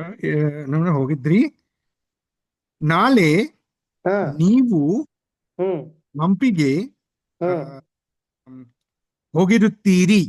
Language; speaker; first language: Kannada; non-native, learner; English